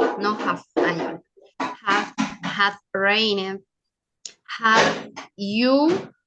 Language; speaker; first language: English; non-native, learner; Spanish